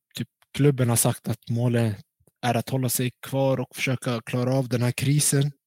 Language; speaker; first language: Swedish; early bilingual, other home language; Central Kurdish